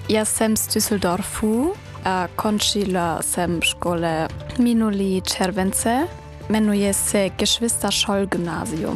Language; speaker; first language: Czech; non-native, learner; German